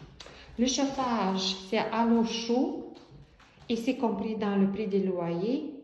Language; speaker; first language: French; non-native, fluent; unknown